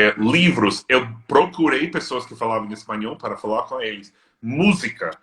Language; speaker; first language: Portuguese; non-native, fluent; English